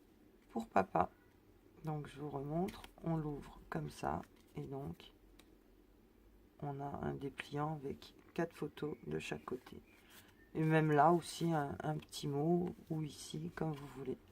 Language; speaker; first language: French; native; French